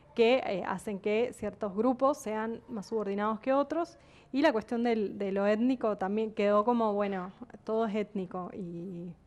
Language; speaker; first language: Spanish; native; Spanish